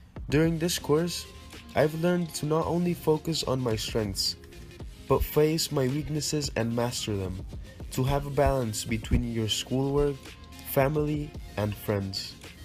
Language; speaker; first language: English; early bilingual, other home language; Spanish